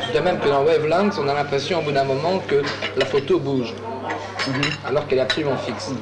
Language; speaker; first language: French; native; French